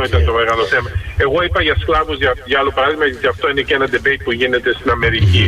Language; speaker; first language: Greek; early bilingual, heritage; Greek